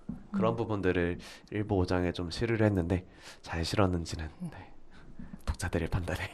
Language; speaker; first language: Korean; native; Korean